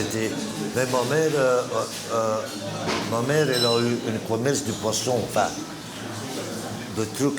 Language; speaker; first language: French; non-native, local second language; Dutch